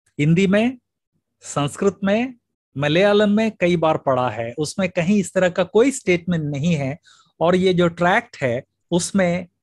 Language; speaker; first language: Hindi; native; Hindi